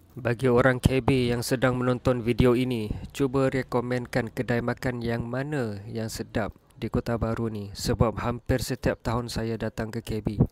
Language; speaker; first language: Malay; non-native, fluent; Western Cham